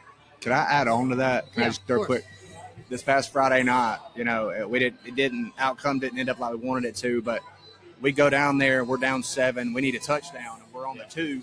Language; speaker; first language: English; native; English